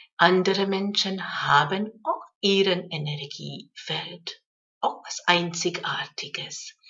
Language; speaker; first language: German; non-native, fluent; Hungarian